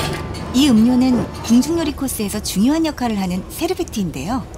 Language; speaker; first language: Korean; native; Korean